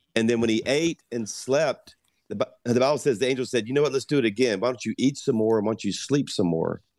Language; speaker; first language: English; native; English